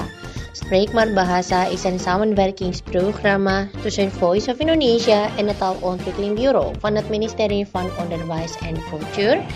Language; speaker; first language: Dutch; non-native, learner; Indonesian